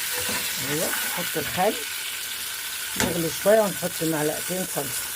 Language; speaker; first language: Arabic; native; Arabic